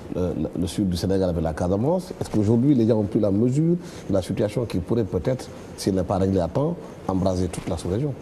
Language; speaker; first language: French; non-native, local second language; Wolof